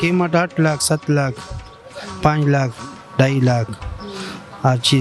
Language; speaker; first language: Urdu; non-native, local second language; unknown